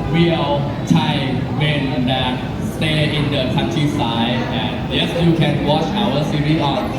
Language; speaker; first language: English; non-native, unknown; Thai